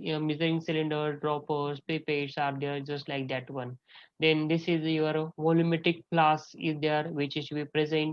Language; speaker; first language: English; non-native, local second language; Marathi